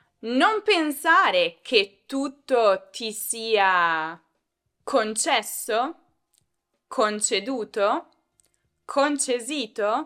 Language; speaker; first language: Italian; native; Italian